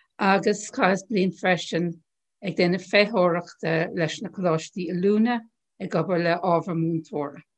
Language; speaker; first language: Irish; non-native, local second language; English